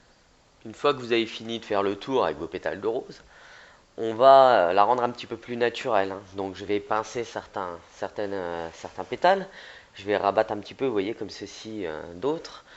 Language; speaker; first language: French; native; French